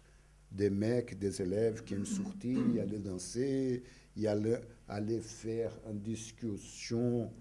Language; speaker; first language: French; non-native, fluent; Portuguese